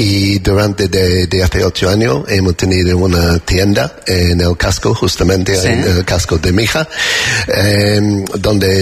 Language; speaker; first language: Spanish; non-native, learner; English